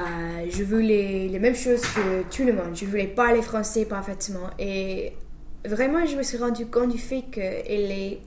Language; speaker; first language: French; non-native, fluent; English